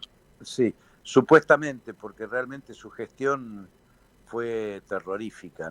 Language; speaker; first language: Spanish; native; Spanish